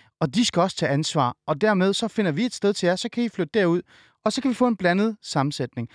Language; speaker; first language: Danish; early bilingual, other home language; Persian